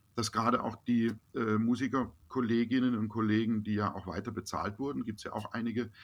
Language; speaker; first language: German; native; German